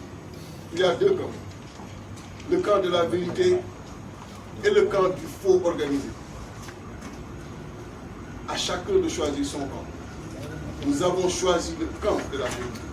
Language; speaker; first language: French; non-native, local second language; Wolof